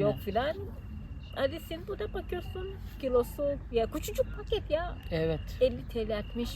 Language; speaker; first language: Turkish; non-native, fluent; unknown